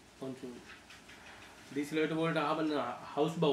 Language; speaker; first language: German; non-native, learner; Sinhala